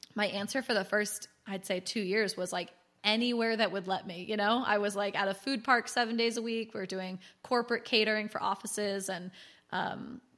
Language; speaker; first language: English; native; English